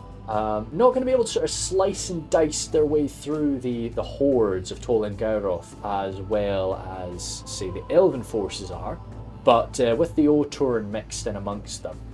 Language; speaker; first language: English; native; English